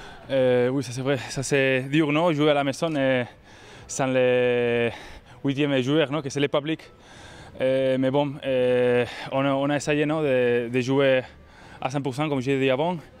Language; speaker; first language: French; non-native, learner; Spanish